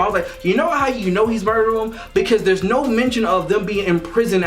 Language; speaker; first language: English; native; English